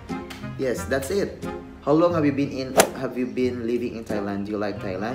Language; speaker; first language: English; non-native, local second language; Filipino